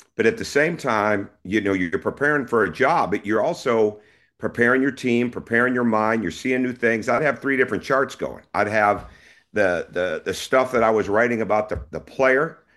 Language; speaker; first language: English; native; English